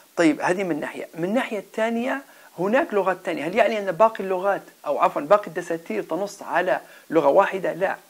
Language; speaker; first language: Arabic; non-native, local second language; Berber languages